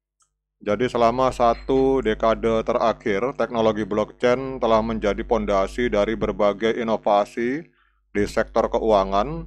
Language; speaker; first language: Indonesian; native; Indonesian